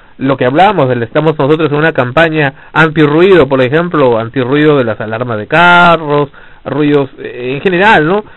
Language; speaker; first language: Spanish; native; Spanish